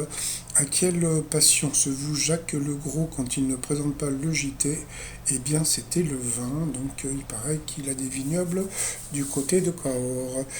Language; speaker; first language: French; native; French